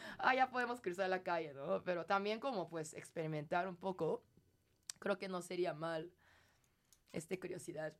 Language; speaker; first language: Spanish; early bilingual, heritage; Spanish